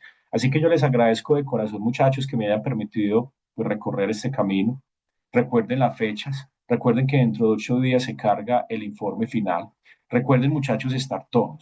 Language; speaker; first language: Spanish; native; Spanish